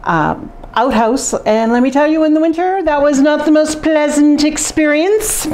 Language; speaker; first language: English; native; English